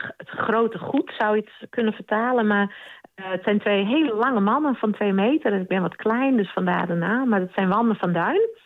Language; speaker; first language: Dutch; non-native, local second language; Western Frisian